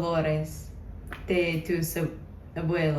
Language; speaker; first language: Spanish; non-native, learner; English